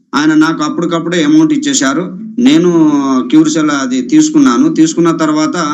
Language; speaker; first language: Telugu; non-native, local second language; Lambadi